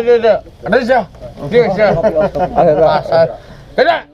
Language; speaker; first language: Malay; non-native, local second language; Sundanese